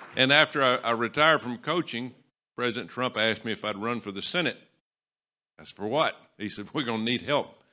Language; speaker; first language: English; native; English